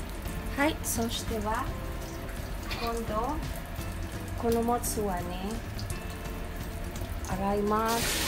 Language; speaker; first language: Japanese; non-native, fluent; Filipino